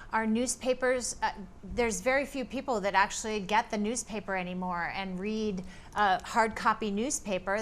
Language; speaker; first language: English; native; English